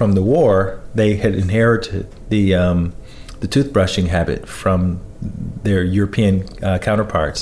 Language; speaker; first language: English; native; English